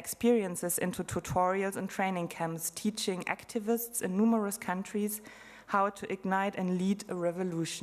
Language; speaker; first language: English; non-native, fluent; German